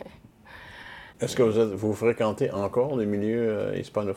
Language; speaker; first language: French; native; French